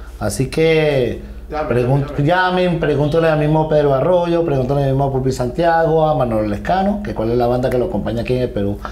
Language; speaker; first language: Spanish; native; Spanish